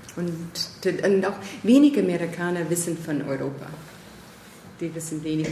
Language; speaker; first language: German; non-native, fluent; English